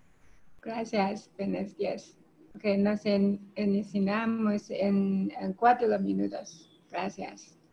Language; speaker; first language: Spanish; non-native, learner; Chinese